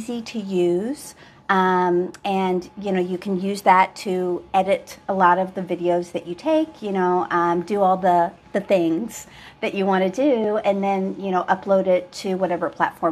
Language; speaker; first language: English; native; English